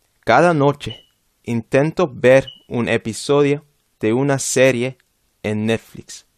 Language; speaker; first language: Spanish; non-native, fluent; English